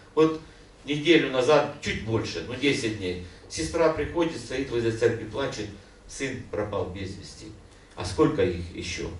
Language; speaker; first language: Russian; non-native, local second language; Ukrainian